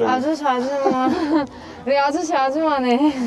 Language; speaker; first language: Korean; non-native, learner; Greek